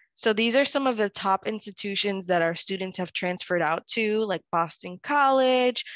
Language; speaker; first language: English; early bilingual, other home language; Spanish